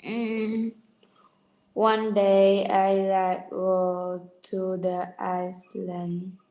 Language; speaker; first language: English; non-native, learner; Vietnamese